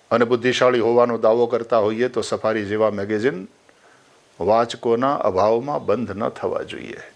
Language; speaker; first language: Gujarati; native; Gujarati